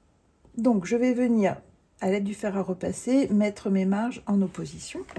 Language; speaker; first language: French; native; French